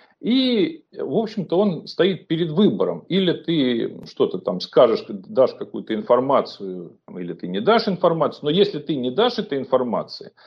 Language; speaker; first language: Russian; native; Russian